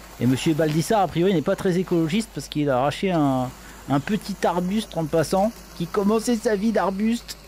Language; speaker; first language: French; native; French